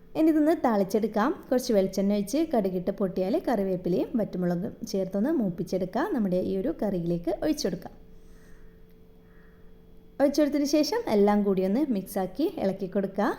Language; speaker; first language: Malayalam; native; Malayalam